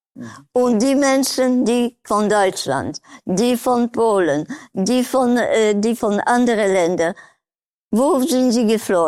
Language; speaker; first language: German; non-native, learner; Polish